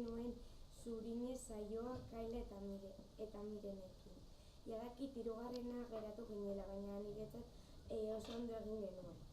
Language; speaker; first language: Basque; non-native, local second language; Spanish